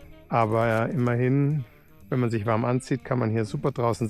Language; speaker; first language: German; native; German